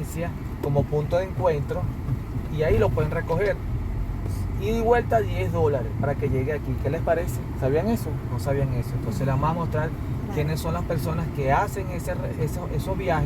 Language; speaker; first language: Spanish; native; Spanish